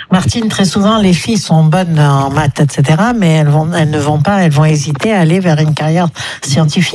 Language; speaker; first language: French; native; French